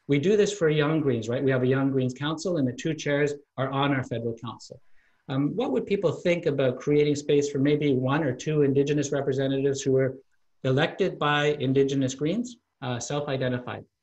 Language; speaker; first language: English; native; English